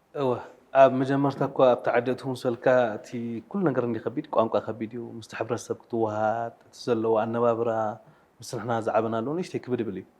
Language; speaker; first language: Tigrinya; native; Tigrinya